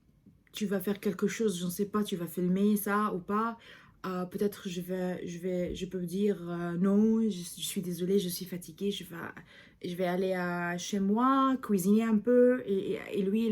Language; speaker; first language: French; non-native, fluent; English